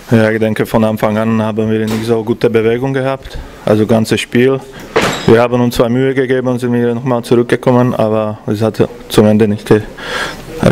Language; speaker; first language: German; non-native, fluent; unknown